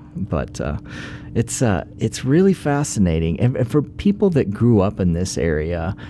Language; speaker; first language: English; native; English